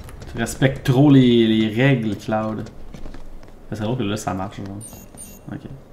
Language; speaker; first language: French; native; French